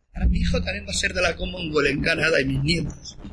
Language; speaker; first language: Spanish; native; Spanish